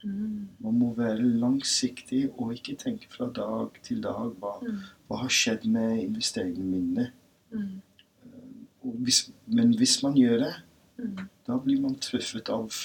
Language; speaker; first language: Norwegian; non-native, fluent; English